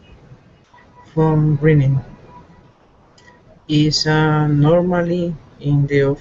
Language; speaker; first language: English; non-native, learner; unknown